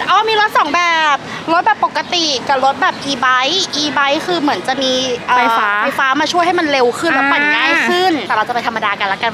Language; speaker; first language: Thai; native; Thai